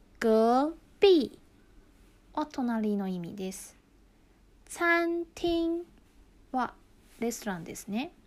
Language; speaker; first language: Japanese; non-native, local second language; Chinese